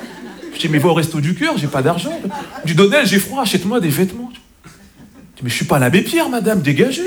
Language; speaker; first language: French; native; French